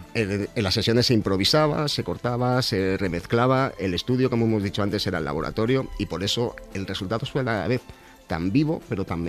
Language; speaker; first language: Spanish; native; Spanish